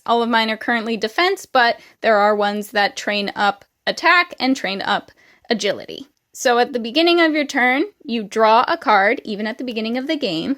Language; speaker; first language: English; native; English